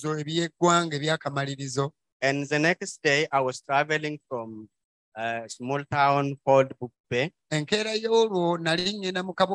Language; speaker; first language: English; non-native, fluent; Oromo